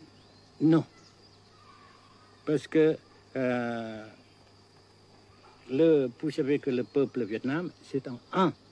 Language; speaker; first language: French; non-native, fluent; Vietnamese